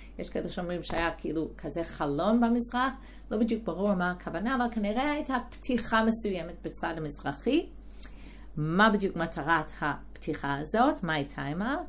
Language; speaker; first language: Hebrew; non-native, fluent; English